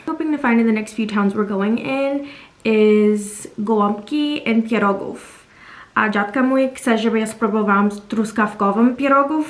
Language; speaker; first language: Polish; early bilingual, heritage; Polish